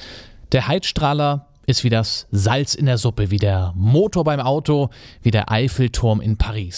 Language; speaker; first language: German; native; German